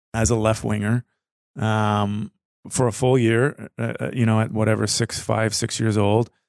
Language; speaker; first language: English; native; English